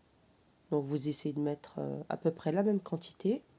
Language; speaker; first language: French; native; French